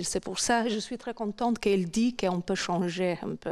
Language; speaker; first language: French; non-native, fluent; Albanian